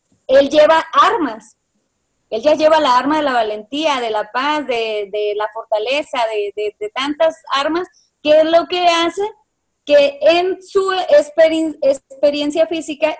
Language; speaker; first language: Spanish; native; Spanish